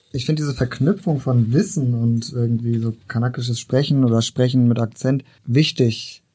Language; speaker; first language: German; early bilingual, other home language; Turkish